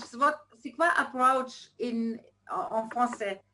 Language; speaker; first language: French; non-native, fluent; German